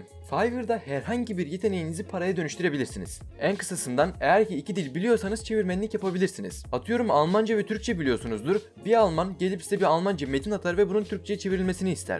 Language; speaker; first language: Turkish; native; Turkish